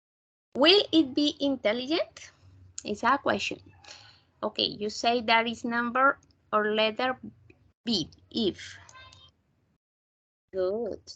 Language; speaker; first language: English; non-native, fluent; Spanish